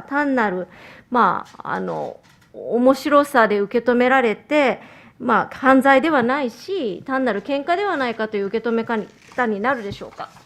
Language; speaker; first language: Japanese; native; Japanese